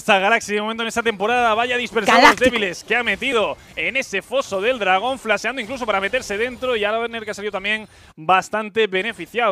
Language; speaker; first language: Spanish; native; Spanish